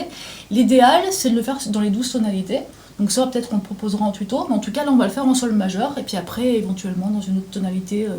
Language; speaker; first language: French; native; French